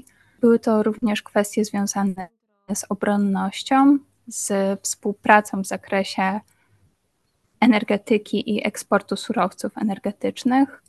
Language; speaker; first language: Polish; native; Polish